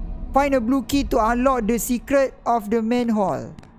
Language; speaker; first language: English; non-native, local second language; Malay